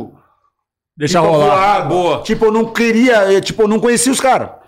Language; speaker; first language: Portuguese; native; Portuguese